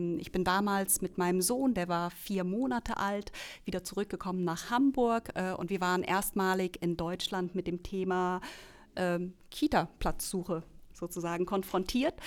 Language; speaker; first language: German; native; German